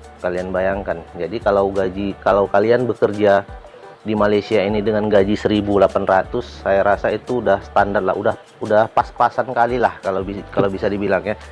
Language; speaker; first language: Indonesian; native; Indonesian